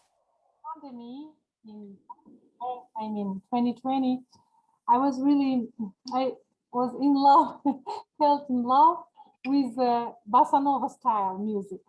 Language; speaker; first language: English; non-native, learner; Georgian